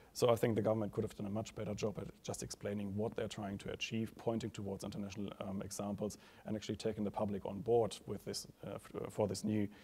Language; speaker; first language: English; non-native, fluent; German